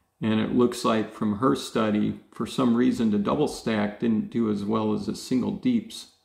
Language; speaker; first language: English; native; English